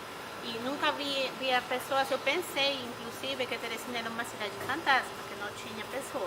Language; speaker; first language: Portuguese; non-native, fluent; Spanish